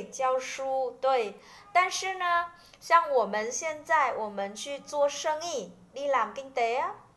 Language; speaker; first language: Chinese; non-native, fluent; Vietnamese